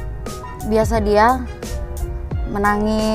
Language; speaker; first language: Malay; non-native, local second language; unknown